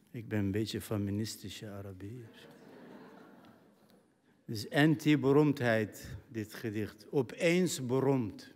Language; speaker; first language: Dutch; non-native, fluent; Arabic